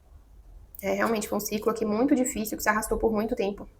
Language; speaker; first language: Portuguese; native; Portuguese